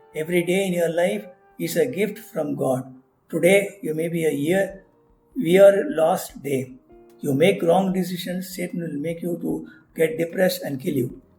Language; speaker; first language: English; non-native, local second language; Tamil